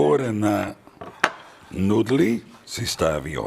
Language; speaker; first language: Macedonian; non-native, fluent; Dutch